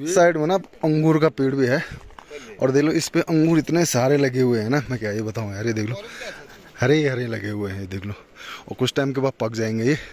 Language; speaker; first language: Hindi; native; Hindi